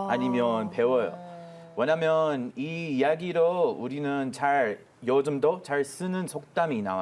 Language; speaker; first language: Korean; non-native, learner; Hebrew